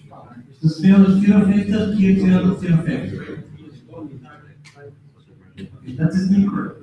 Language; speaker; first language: Dutch; non-native, learner; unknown